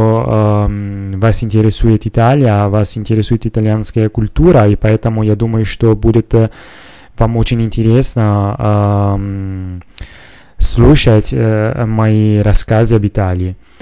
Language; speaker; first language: Russian; non-native, fluent; Italian